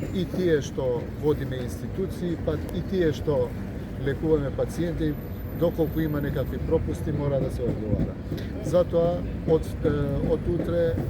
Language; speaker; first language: Macedonian; non-native, local second language; Albanian